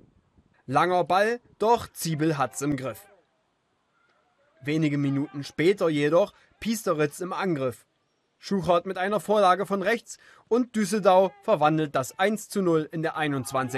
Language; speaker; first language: German; native; German